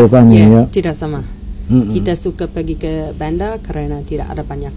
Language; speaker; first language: Indonesian; non-native, learner; English